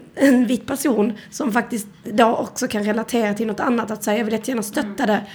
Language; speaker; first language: Swedish; native; Swedish